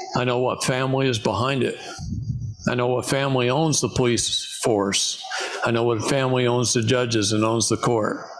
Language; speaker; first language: English; native; English